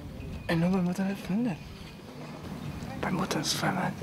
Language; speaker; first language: Dutch; non-native, learner; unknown